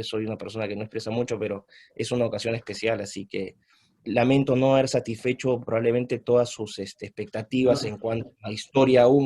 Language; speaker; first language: Spanish; early bilingual, other home language; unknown